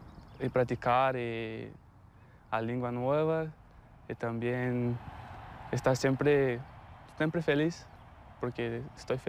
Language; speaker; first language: Spanish; non-native, fluent; Portuguese